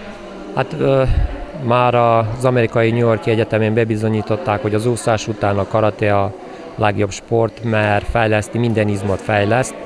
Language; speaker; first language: Hungarian; native; Hungarian